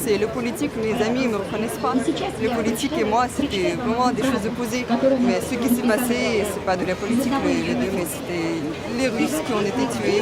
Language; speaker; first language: French; non-native, fluent; Russian